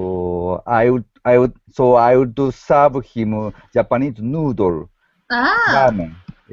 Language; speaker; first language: English; non-native, learner; Japanese